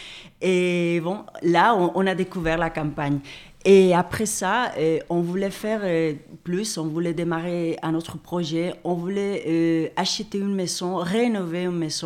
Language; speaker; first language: French; non-native, fluent; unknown